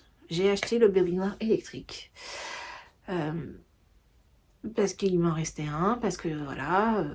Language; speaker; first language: French; native; French